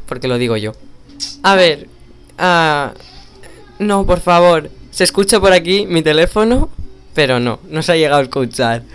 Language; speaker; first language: Spanish; native; Spanish